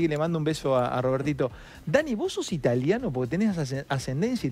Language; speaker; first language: Spanish; native; Spanish